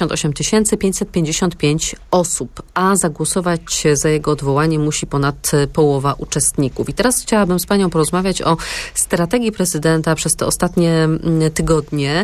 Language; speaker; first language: Polish; native; Polish